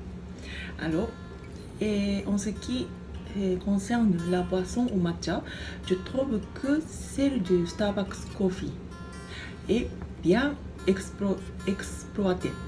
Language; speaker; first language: French; non-native, fluent; Japanese